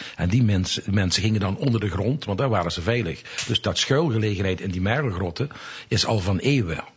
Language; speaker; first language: Dutch; native; Dutch